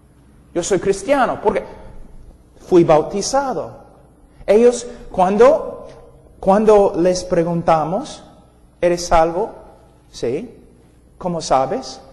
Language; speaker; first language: Spanish; non-native, fluent; English